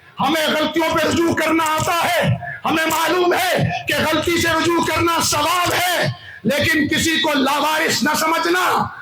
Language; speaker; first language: Urdu; non-native, local second language; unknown